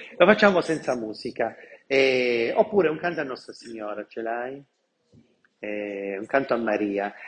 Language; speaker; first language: Italian; non-native, local second language; Sicilian